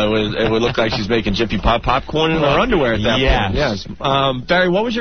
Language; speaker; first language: English; native; English